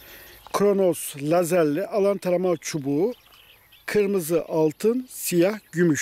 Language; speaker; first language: Turkish; native; Turkish